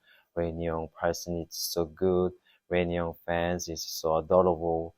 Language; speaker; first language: English; non-native, learner; Korean